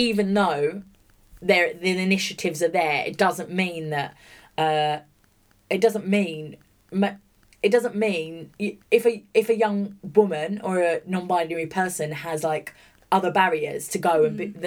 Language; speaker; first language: English; native; English